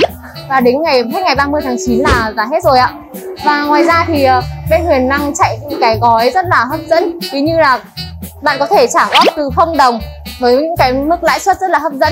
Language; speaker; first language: Vietnamese; native; Vietnamese